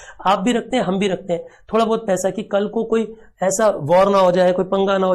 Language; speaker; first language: Hindi; native; Hindi